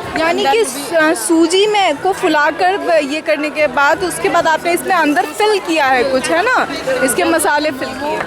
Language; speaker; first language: Hindi; native; Hindi